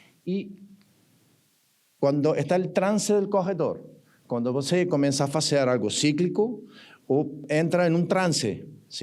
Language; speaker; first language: Portuguese; non-native, learner; Spanish